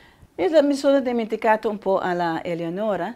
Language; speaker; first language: Italian; non-native, learner; Spanish